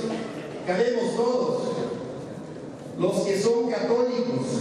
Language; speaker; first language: Spanish; native; Spanish